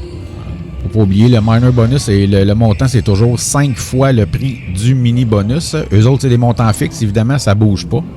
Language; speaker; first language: French; native; French